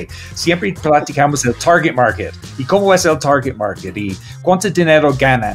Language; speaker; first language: Spanish; non-native, fluent; English